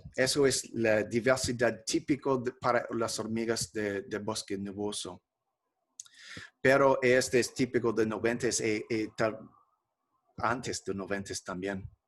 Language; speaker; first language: Spanish; non-native, fluent; English